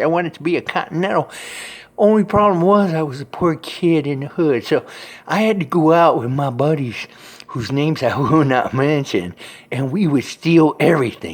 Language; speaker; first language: English; native; English